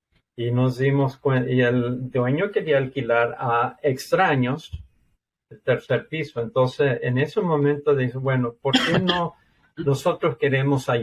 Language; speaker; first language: Spanish; non-native, fluent; English